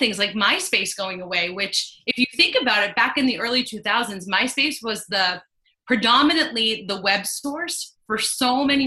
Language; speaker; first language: English; native; English